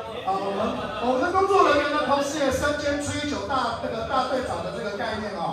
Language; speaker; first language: Chinese; native; Chinese